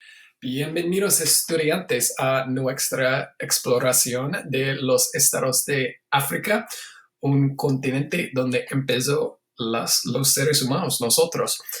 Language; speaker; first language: Spanish; non-native, fluent; English